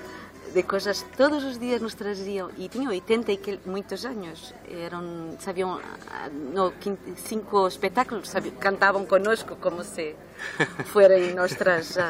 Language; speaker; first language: Spanish; non-native, learner; Portuguese